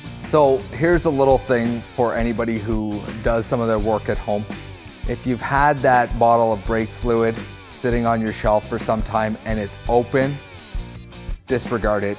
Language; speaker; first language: English; native; English